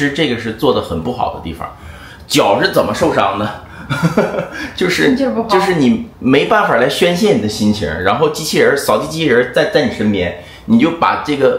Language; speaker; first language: Chinese; native; Chinese